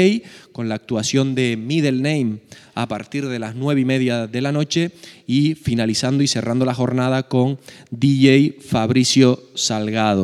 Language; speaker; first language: Spanish; native; Spanish